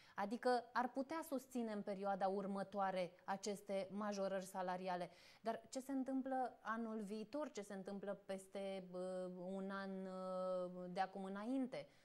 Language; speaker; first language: Romanian; native; Romanian